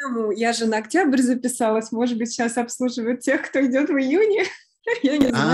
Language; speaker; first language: Russian; native; Russian